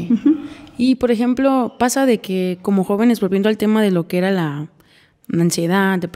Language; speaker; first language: Spanish; native; Spanish